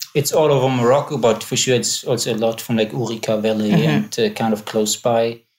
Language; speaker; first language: English; non-native, fluent; German